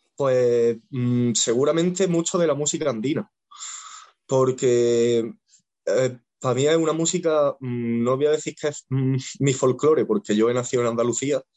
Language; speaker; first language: Spanish; native; Spanish